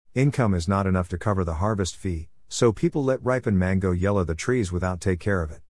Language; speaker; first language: English; non-native, fluent; Vietnamese